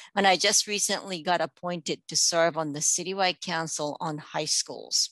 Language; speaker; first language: English; non-native, local second language; Japanese